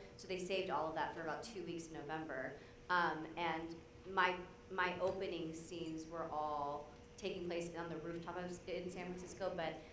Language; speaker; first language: English; native; English